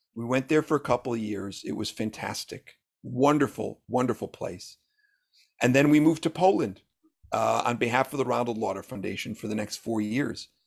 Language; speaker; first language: English; native; English